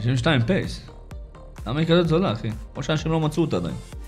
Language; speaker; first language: Hebrew; native; Hebrew